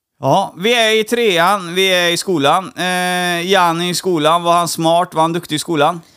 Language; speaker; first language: Swedish; native; Swedish